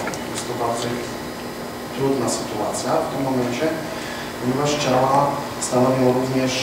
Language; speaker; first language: Polish; native; Polish